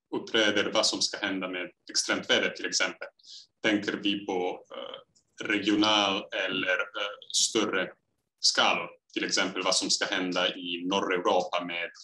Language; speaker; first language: Swedish; non-native, fluent; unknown